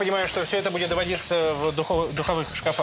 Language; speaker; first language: Russian; native; Russian